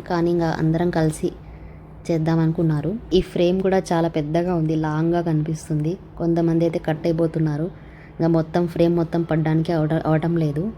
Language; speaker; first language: Telugu; non-native, local second language; Urdu